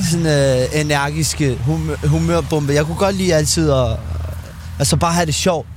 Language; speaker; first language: Danish; early bilingual, other home language; Albanian